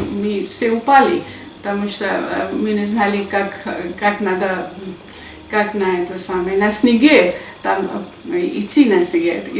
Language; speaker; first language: Russian; non-native, fluent; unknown